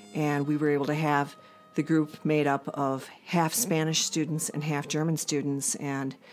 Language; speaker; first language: English; native; English